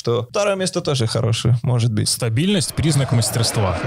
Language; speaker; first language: Russian; native; Russian